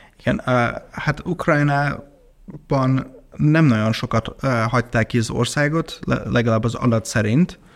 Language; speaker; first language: Hungarian; non-native, fluent; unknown